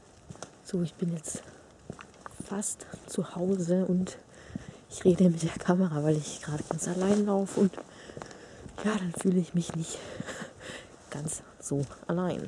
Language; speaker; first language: German; native; German